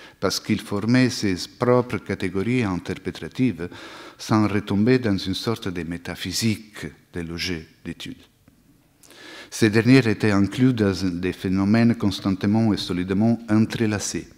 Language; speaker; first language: French; non-native, fluent; Italian